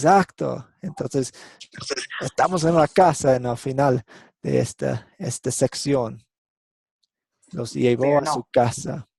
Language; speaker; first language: Spanish; non-native, fluent; English